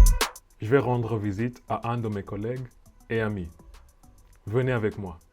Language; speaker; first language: French; non-native, fluent; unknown